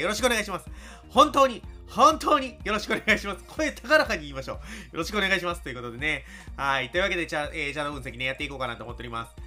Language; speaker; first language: Japanese; native; Japanese